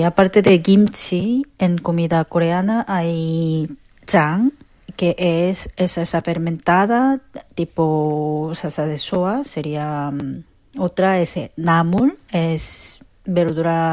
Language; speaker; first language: Spanish; non-native, fluent; Korean